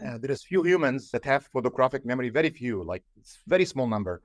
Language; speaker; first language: English; non-native, fluent; Arabic